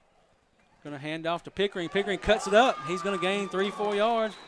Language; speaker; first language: English; native; English